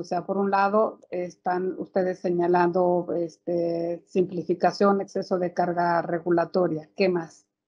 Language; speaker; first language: Spanish; native; Spanish